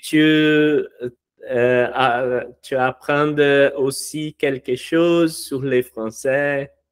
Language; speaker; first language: French; non-native, learner; Portuguese